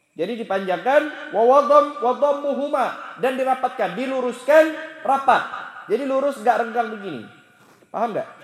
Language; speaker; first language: Indonesian; native; Indonesian